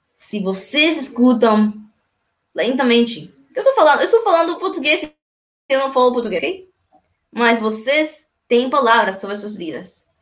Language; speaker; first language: Portuguese; non-native, learner; Spanish